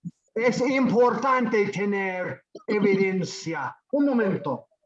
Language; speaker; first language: Spanish; non-native, fluent; English